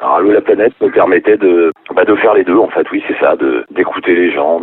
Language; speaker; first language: French; native; French